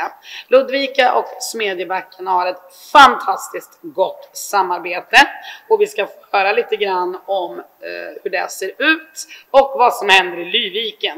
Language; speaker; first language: Swedish; native; Swedish